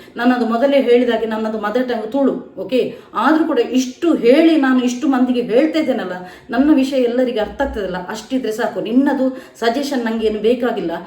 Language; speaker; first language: Kannada; non-native, local second language; Tulu